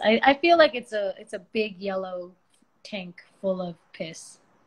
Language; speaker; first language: English; early bilingual, other home language; Spanish